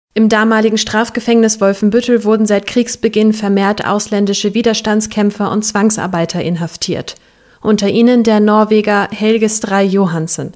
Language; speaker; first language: German; native; German